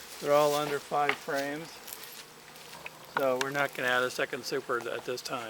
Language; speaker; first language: English; native; English